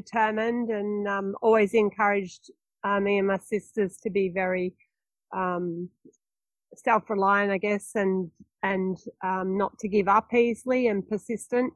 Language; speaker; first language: English; native; English